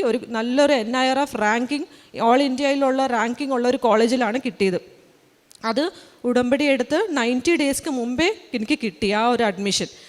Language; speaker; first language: Malayalam; early bilingual, heritage; Malayalam